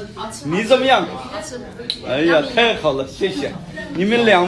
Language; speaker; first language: Chinese; non-native, local second language; Uyghur